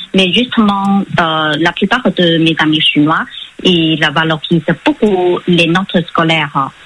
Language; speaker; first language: French; non-native, fluent; Chinese